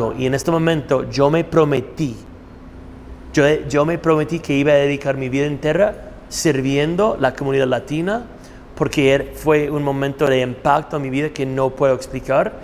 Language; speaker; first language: Spanish; non-native, fluent; English